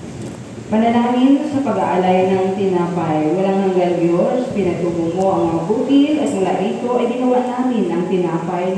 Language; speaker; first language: Filipino; native; Filipino